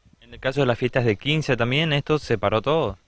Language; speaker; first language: Spanish; native; Spanish